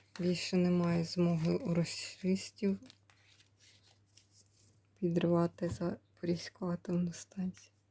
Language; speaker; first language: Ukrainian; native; Ukrainian